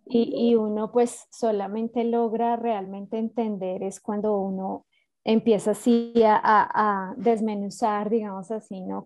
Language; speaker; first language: Spanish; native; Spanish